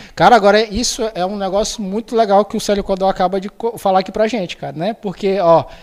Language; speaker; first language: Portuguese; native; Portuguese